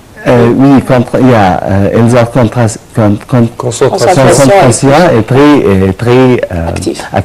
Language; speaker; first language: French; non-native, learner; Arabic